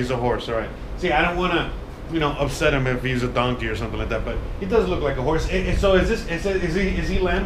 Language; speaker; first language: English; native; English